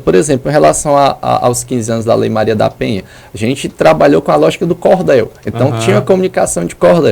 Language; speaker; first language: Portuguese; native; Portuguese